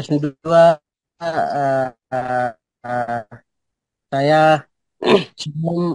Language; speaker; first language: Indonesian; non-native, local second language; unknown